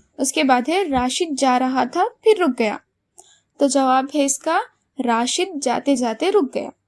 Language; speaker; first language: Urdu; native; Urdu